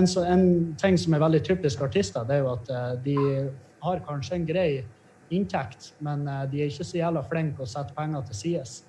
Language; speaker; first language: Norwegian; native; Norwegian